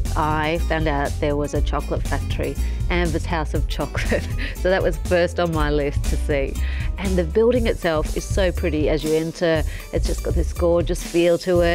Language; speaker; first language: English; native; English